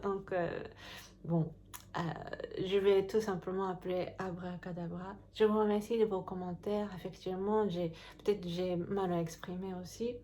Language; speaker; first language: French; non-native, fluent; Japanese